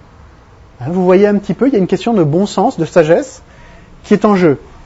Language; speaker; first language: French; native; French